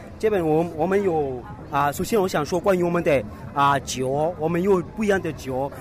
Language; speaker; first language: Chinese; non-native, learner; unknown